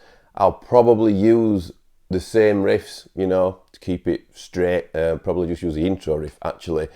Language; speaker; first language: English; native; English